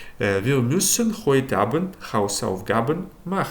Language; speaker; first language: German; non-native, fluent; Ukrainian